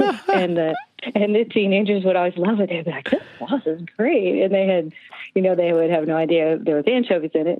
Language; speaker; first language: English; native; English